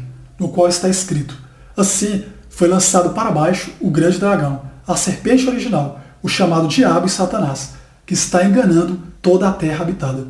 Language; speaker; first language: Portuguese; native; Portuguese